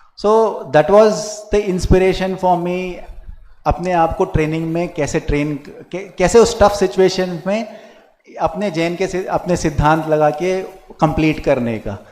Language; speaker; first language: Hindi; non-native, local second language; Kannada